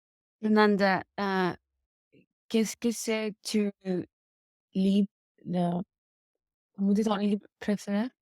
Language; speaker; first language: French; non-native, learner; English